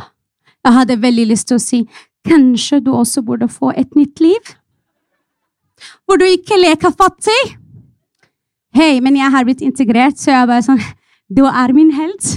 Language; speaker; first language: Norwegian; non-native, fluent; Arabic